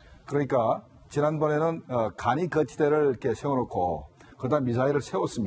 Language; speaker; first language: Korean; native; Korean